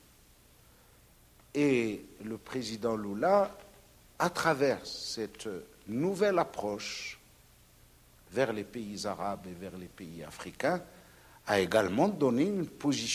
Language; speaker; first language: French; non-native, local second language; Arabic